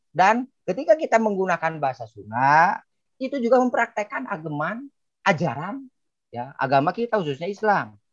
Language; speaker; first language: Indonesian; non-native, local second language; Sundanese